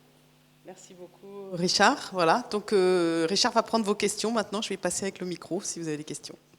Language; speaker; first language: French; native; French